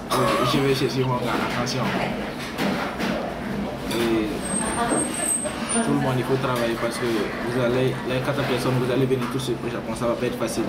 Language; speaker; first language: French; non-native, learner; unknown